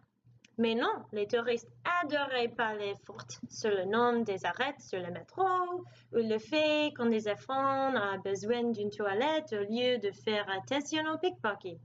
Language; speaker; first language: French; non-native, learner; English